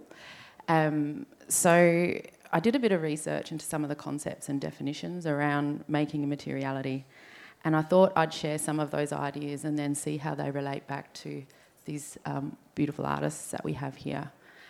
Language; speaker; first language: English; native; English